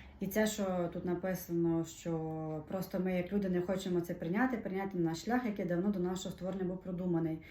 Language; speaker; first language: Ukrainian; native; Ukrainian